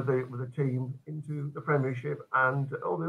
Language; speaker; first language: English; native; English